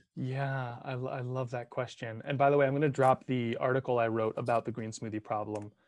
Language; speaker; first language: English; early bilingual, other home language; Italian